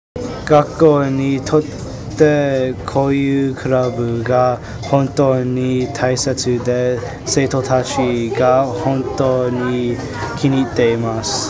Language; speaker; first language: Japanese; non-native, learner; English